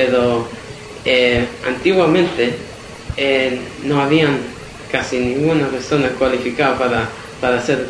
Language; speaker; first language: Spanish; early bilingual, heritage; Spanish